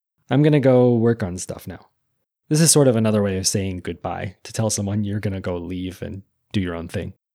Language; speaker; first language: English; native; English